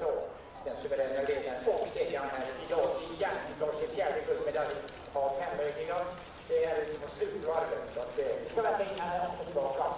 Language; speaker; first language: Swedish; native; Swedish